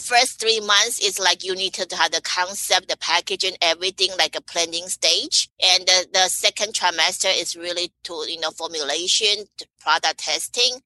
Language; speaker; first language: English; non-native, fluent; Chinese